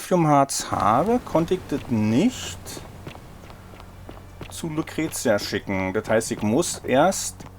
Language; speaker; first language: German; native; German